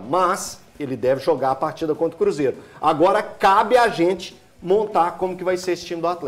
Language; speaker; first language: Portuguese; native; Portuguese